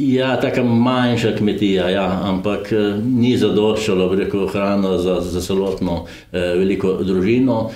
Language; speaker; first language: Slovenian; native; Slovenian